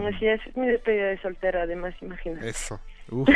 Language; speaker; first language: Spanish; non-native, fluent; French